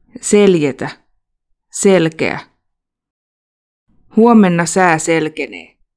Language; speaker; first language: Finnish; non-native, fluent; Russian